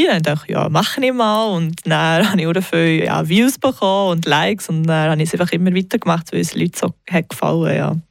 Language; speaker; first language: German; non-native, local second language; English